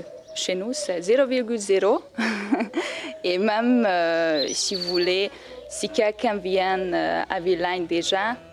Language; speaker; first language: French; non-native, fluent; Hungarian